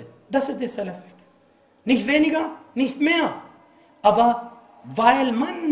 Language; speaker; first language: German; non-native, fluent; Arabic